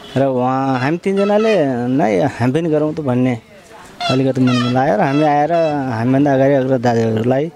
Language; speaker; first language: Nepali; native; Nepali